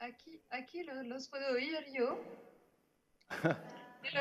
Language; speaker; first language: Spanish; non-native, fluent; French